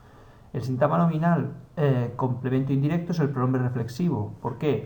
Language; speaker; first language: Spanish; native; Spanish